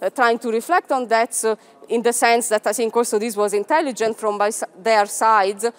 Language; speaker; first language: English; non-native, fluent; Italian